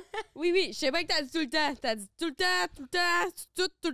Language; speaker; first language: French; native; French